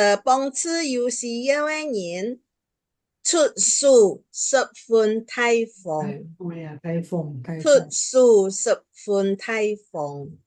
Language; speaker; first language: Chinese; early bilingual, heritage; Chinese